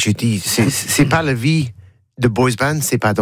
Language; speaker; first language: French; non-native, learner; English